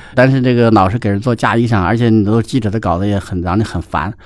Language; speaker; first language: Chinese; native; Chinese